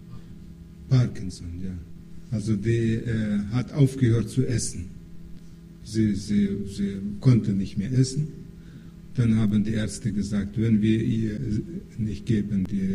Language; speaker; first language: German; non-native, fluent; Russian